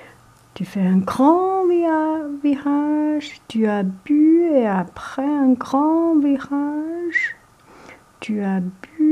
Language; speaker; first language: French; non-native, learner; Chinese